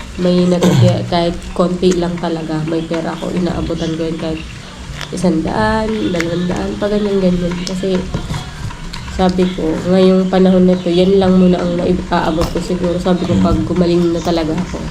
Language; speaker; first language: Filipino; native; Filipino